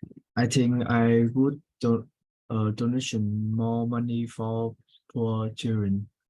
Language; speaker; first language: English; non-native, learner; Vietnamese